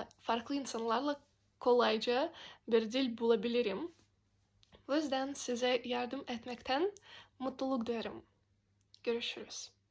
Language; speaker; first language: Turkish; non-native, fluent; Russian